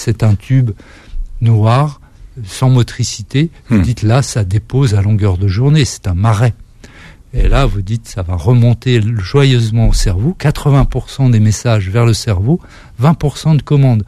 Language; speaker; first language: French; native; French